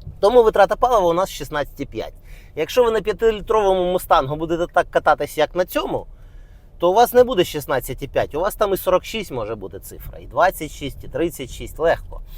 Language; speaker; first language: Ukrainian; non-native, local second language; Russian